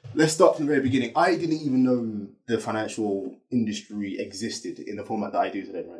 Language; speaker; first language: English; native; English